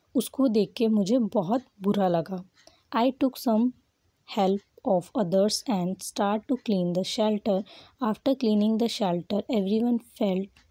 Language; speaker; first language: Hindi; native; Hindi